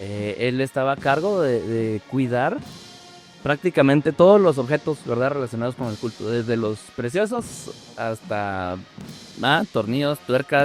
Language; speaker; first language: Spanish; native; Spanish